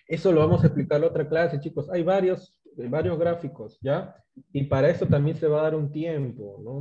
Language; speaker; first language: Spanish; native; Spanish